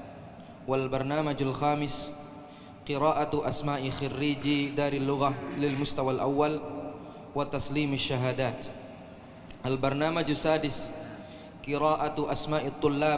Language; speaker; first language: Arabic; non-native, fluent; Indonesian